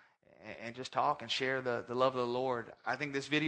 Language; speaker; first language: English; native; English